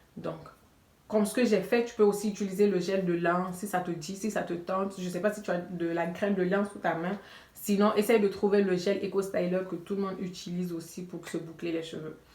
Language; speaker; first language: French; non-native, local second language; Bambara